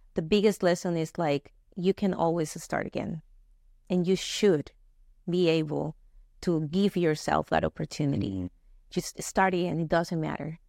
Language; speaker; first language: English; non-native, fluent; Spanish